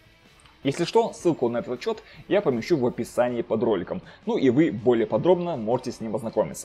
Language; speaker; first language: Russian; native; Russian